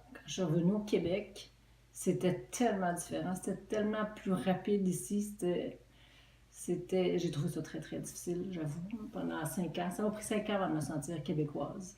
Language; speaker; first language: French; native; French